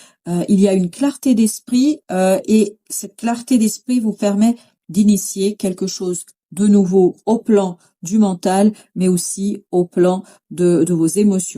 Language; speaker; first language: French; native; French